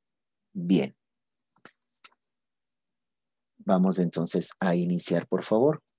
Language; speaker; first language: Spanish; native; Spanish